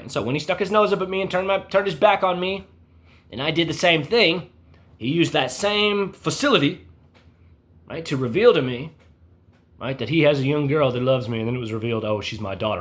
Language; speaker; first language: English; native; English